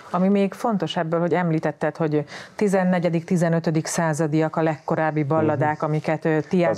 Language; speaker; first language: Hungarian; native; Hungarian